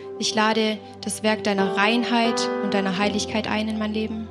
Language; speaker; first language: German; native; German